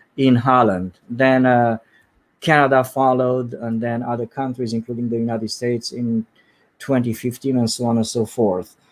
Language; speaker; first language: English; non-native, fluent; Romanian